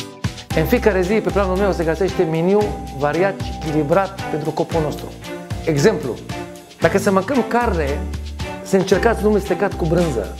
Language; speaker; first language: Romanian; non-native, learner; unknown